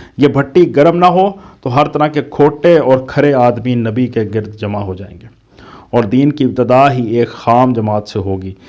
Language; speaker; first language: Urdu; native; Urdu